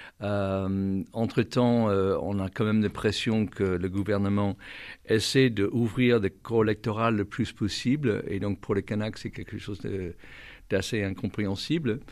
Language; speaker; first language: French; non-native, fluent; English